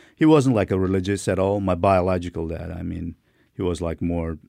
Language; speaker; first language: English; non-native, fluent; Turkmen